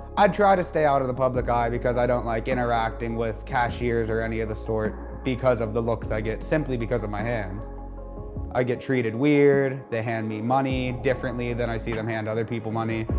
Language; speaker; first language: English; native; English